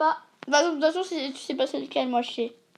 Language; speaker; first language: French; native; French